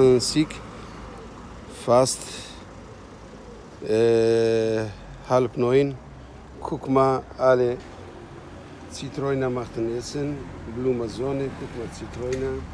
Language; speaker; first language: German; non-native, learner; Turkish